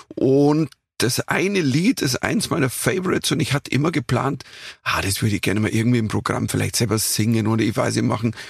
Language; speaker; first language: German; native; German